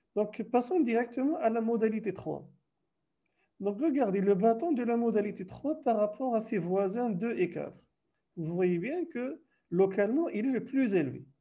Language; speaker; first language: French; non-native, local second language; Arabic